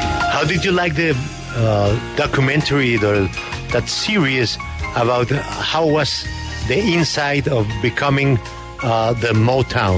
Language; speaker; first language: English; non-native, fluent; Spanish